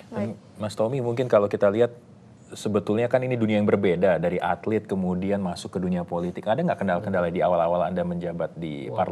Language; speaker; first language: Indonesian; native; Indonesian